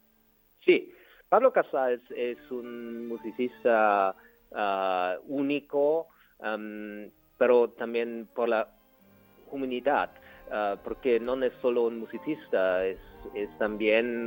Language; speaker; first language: Spanish; non-native, learner; German